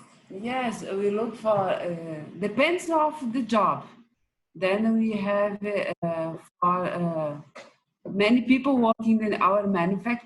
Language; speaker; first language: English; non-native, learner; Portuguese